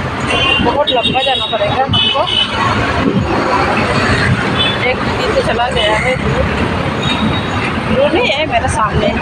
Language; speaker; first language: Hindi; non-native, local second language; Assamese